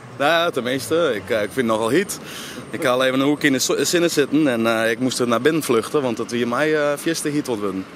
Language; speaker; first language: Dutch; non-native, local second language; Western Frisian